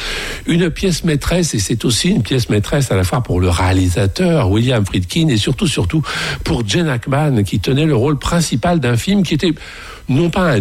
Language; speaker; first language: French; native; French